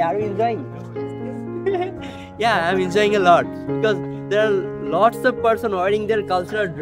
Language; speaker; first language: English; non-native, fluent; Bangla